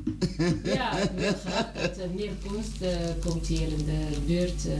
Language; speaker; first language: Dutch; non-native, learner; Arabic